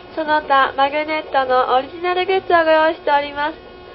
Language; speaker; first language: Japanese; native; Japanese